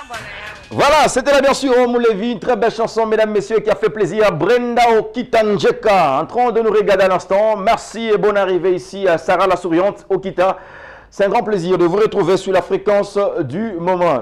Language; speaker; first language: French; non-native, local second language; Swahili